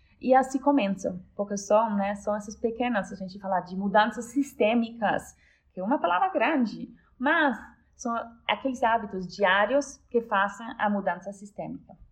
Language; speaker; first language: Portuguese; non-native, fluent; Polish